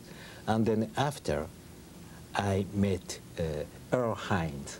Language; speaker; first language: English; non-native, learner; Japanese